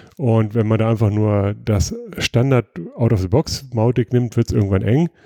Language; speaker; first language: German; native; German